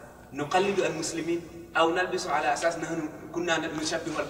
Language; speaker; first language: Arabic; non-native, fluent; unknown